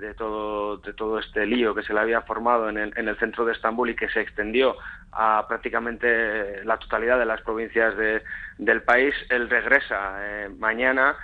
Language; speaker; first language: Spanish; native; Spanish